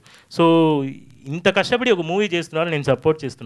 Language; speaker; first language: Telugu; non-native, fluent; Tamil